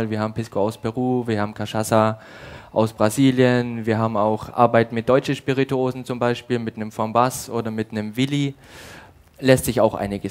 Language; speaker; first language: German; native; German